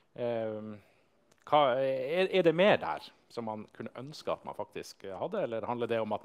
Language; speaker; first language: Norwegian; native; Norwegian